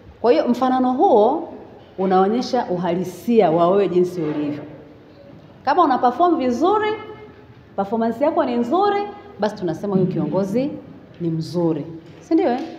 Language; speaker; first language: Swahili; native; Swahili